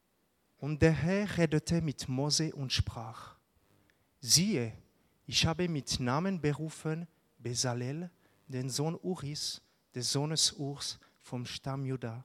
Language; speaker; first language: German; non-native, local second language; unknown